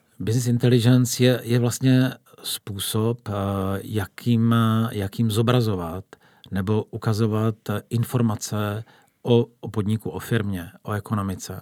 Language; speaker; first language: Czech; native; Czech